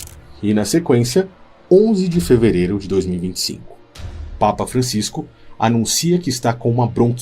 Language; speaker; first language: Portuguese; native; Portuguese